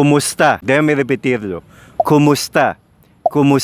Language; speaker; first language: Spanish; non-native, fluent; Filipino